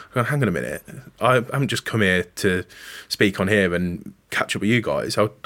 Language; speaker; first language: English; native; English